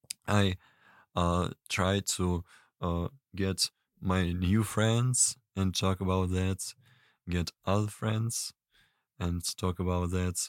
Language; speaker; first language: English; non-native, learner; Russian